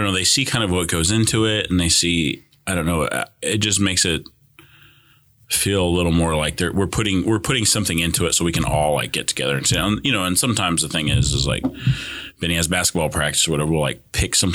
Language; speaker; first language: English; early bilingual, other home language; Spanish